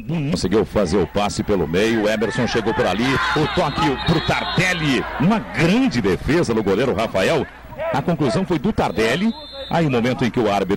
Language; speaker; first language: Portuguese; native; Portuguese